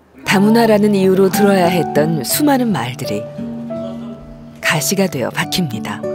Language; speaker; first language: Korean; native; Korean